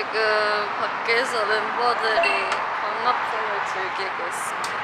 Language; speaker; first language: Korean; native; Korean